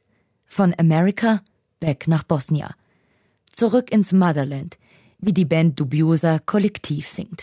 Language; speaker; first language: German; native; German